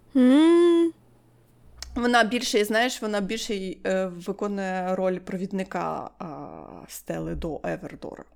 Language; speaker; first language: Ukrainian; native; Ukrainian